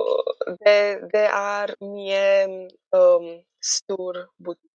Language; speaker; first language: Norwegian; non-native, learner; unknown